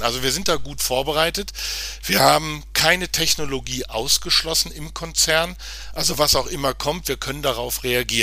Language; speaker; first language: German; native; German